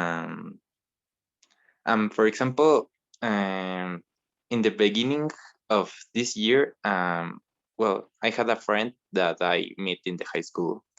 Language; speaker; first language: English; non-native, learner; Spanish